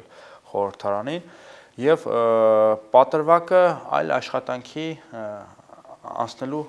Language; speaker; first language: Armenian; native; Armenian